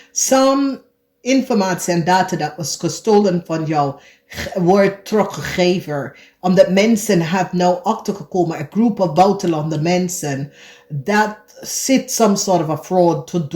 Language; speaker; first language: Dutch; non-native, fluent; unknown